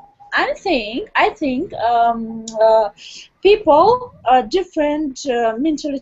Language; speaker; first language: English; non-native, learner; Russian